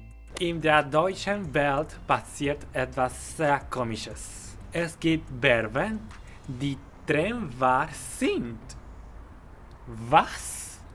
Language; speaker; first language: German; non-native, fluent; Spanish